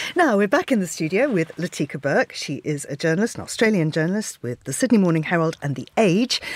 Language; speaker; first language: English; native; English